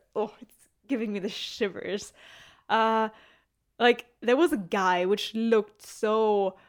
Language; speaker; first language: English; non-native, fluent; German